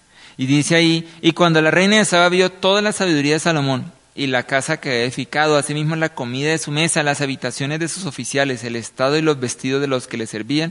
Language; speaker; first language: Spanish; native; Spanish